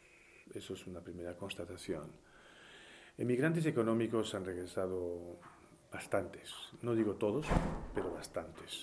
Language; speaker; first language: Spanish; early bilingual, heritage; Spanish